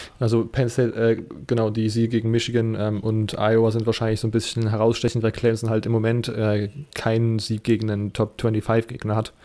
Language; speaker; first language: German; native; German